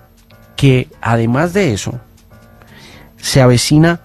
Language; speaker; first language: Spanish; native; Spanish